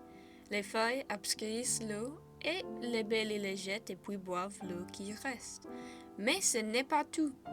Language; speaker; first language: French; non-native, fluent; English